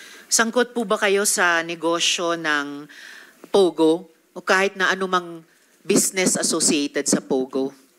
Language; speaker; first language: Filipino; native; Filipino